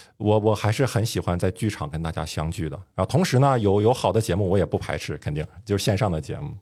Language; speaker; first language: Chinese; native; Chinese